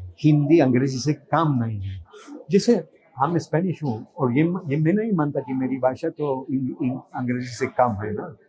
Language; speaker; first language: Hindi; non-native, fluent; Catalan